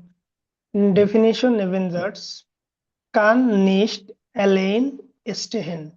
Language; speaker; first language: German; non-native, learner; Bangla